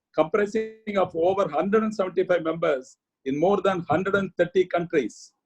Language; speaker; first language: English; non-native, local second language; Tamil